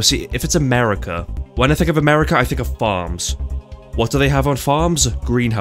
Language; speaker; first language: English; native; English